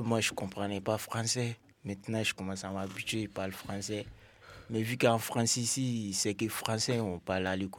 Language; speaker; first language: French; non-native, local second language; Dyula